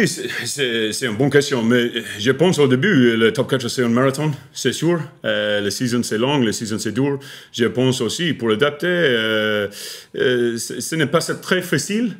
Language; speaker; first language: French; non-native, learner; English